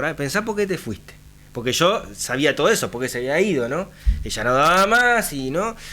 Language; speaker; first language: Spanish; native; Spanish